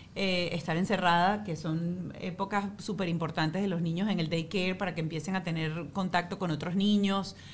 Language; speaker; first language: Spanish; native; Spanish